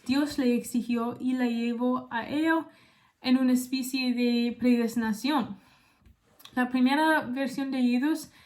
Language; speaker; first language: Spanish; non-native, learner; English